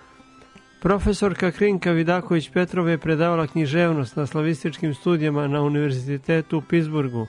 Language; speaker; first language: Serbian; native; Serbian